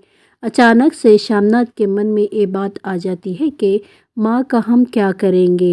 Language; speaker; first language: Hindi; non-native, local second language; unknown